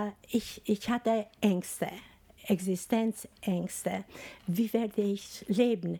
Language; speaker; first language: German; non-native, fluent; Albanian